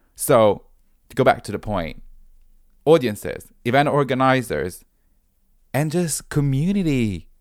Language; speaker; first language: English; non-native, fluent; Italian